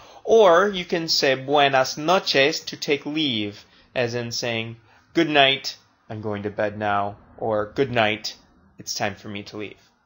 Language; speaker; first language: English; native; English